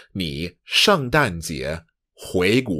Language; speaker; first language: Chinese; non-native, fluent; English